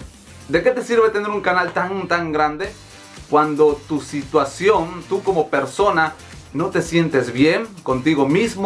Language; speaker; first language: Spanish; native; Spanish